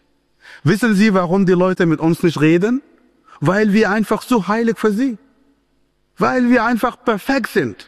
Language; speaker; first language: German; non-native, fluent; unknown